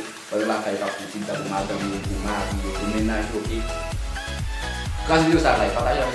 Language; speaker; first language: Portuguese; non-native, learner; Haitian Creole